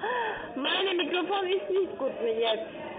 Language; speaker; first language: German; non-native, learner; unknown